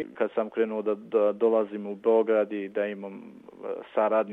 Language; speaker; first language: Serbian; non-native, local second language; Albanian